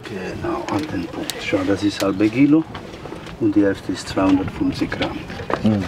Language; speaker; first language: German; non-native, fluent; Italian